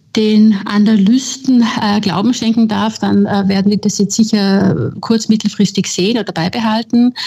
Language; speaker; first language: German; native; German